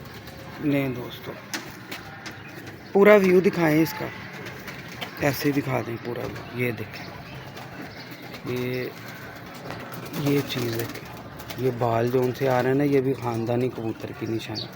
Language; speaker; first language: Hindi; non-native, local second language; Punjabi